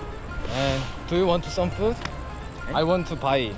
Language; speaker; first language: English; non-native, learner; Korean